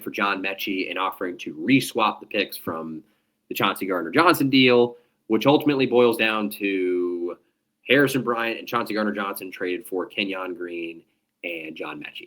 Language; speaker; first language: English; native; English